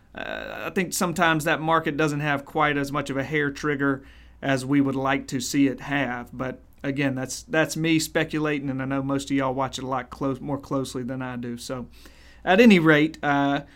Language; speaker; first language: English; native; English